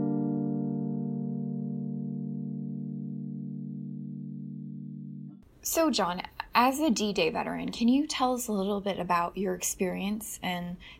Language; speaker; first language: English; native; English